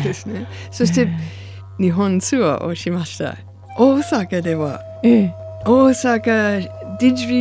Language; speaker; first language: Japanese; non-native, learner; English